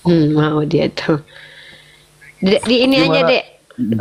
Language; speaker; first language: Indonesian; native; Indonesian